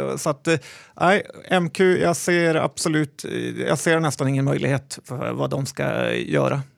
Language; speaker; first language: Swedish; native; Swedish